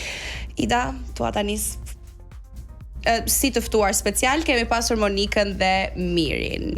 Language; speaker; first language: Albanian; native; Albanian